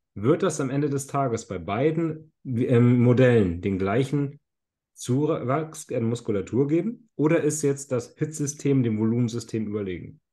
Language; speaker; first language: German; native; German